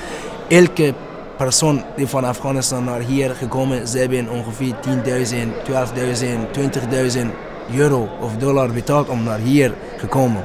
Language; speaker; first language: Dutch; non-native, learner; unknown